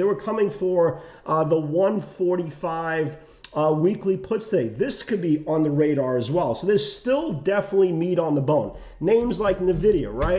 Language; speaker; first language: English; native; English